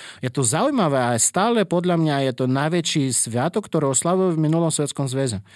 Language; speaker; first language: Slovak; non-native, fluent; Russian